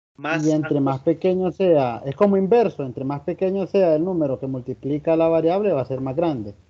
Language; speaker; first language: Spanish; native; Spanish